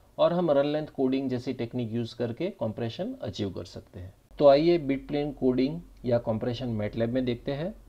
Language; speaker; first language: Hindi; non-native, local second language; Gujarati